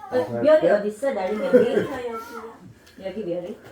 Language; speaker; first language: Korean; non-native, learner; Filipino